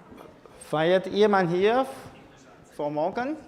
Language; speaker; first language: German; non-native, fluent; Chinese